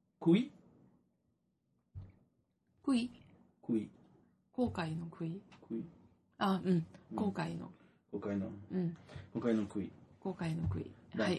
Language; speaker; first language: Japanese; non-native, learner; French